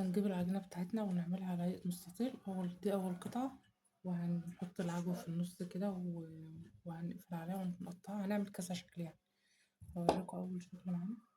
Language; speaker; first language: Arabic; native; Arabic